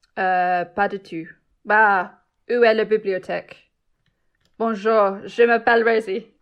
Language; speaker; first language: French; non-native, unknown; English